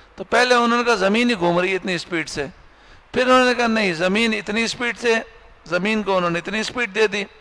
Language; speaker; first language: Urdu; native; Urdu